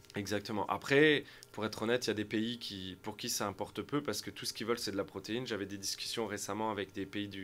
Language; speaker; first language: French; native; French